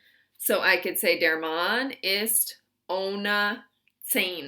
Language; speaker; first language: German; non-native, fluent; English